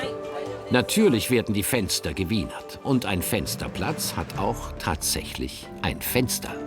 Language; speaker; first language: German; native; German